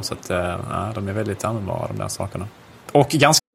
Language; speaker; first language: Swedish; native; Swedish